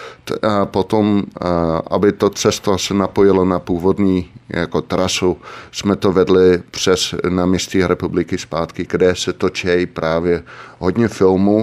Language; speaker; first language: Czech; non-native, fluent; Dutch